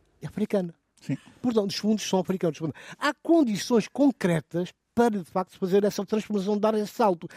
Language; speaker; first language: Portuguese; non-native, local second language; Upper Guinea Crioulo